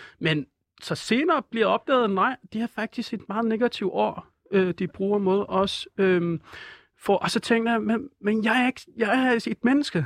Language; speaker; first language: Danish; non-native, fluent; Persian